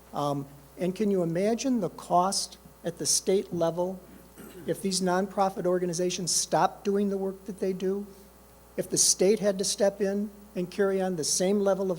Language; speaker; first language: English; native; English